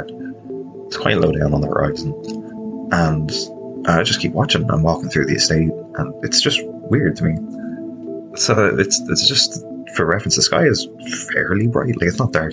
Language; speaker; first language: English; native; English